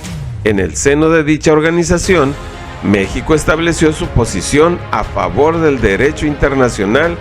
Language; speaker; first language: Spanish; native; Spanish